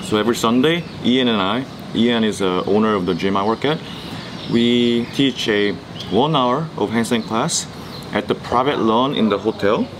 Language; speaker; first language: English; non-native, fluent; Korean